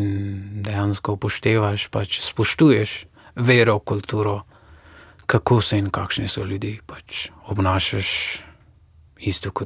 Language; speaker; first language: Slovenian; non-native, fluent; Persian